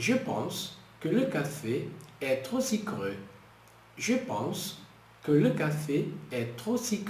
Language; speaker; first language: French; non-native, fluent; Portuguese